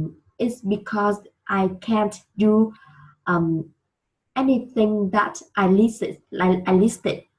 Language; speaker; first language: English; non-native, learner; Vietnamese